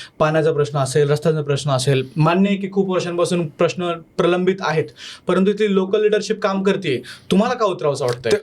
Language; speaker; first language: Marathi; native; Marathi